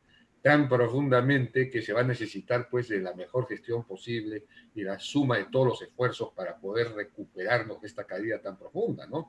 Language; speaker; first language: Spanish; native; Spanish